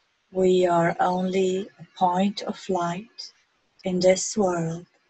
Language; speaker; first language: English; non-native, fluent; Slovenian